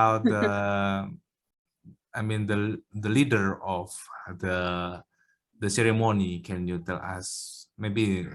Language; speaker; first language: English; non-native, learner; Indonesian